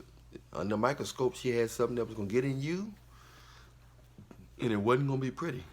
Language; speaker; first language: English; native; English